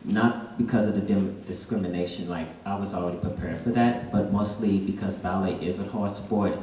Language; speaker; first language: English; native; English